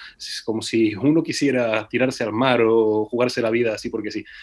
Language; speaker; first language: Spanish; native; Spanish